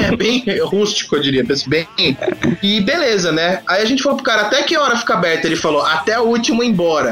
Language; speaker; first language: Portuguese; native; Portuguese